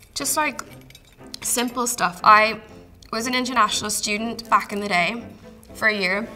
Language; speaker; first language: English; native; English